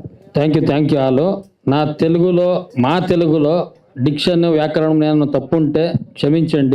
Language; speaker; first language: Telugu; non-native, learner; Kannada